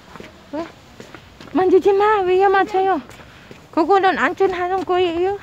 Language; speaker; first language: Korean; non-native, learner; Filipino